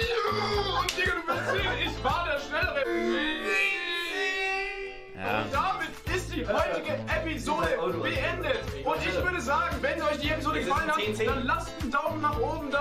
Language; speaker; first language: German; native; German